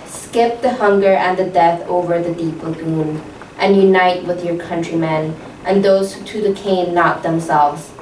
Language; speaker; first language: English; non-native, fluent; Spanish